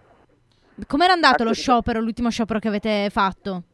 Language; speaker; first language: Italian; native; Italian